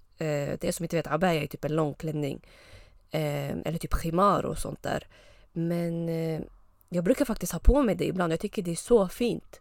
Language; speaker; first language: Swedish; early bilingual, other home language; Arabic